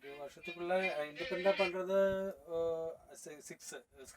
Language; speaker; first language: Tamil; non-native, learner; Malayalam